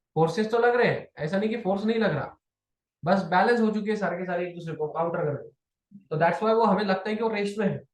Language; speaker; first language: Hindi; non-native, local second language; Marathi